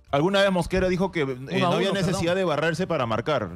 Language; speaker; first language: Spanish; native; Spanish